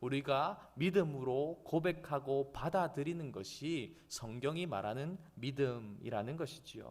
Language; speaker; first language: Korean; native; Korean